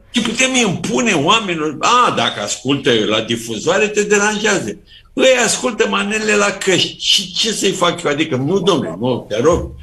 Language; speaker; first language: Romanian; native; Romanian